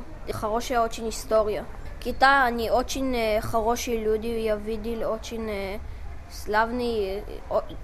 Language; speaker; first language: Russian; early bilingual, heritage; Hebrew